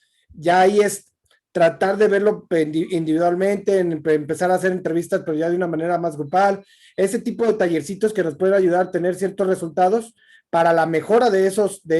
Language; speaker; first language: Spanish; native; Spanish